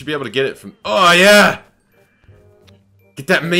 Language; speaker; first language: English; native; English